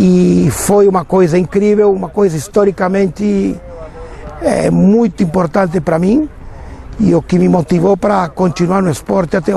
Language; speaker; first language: Portuguese; non-native, fluent; Spanish